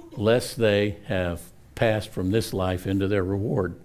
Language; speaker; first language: English; native; English